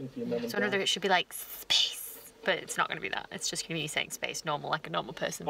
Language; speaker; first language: English; native; English